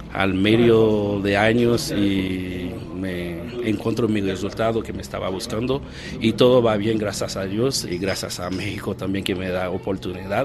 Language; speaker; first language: Spanish; non-native, learner; Haitian Creole